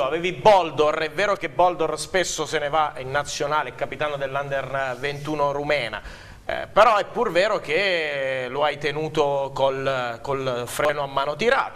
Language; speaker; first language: Italian; native; Italian